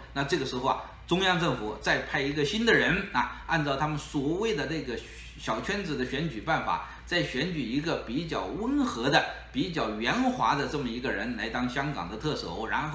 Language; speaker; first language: Chinese; native; Chinese